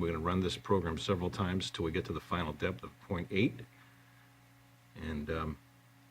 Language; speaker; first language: English; native; English